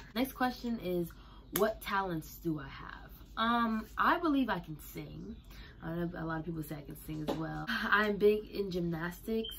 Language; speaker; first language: English; native; English